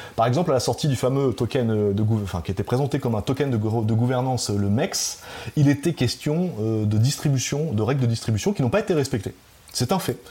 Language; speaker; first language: French; native; French